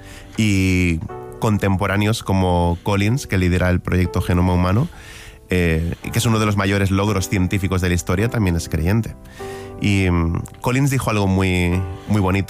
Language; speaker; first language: Spanish; native; Spanish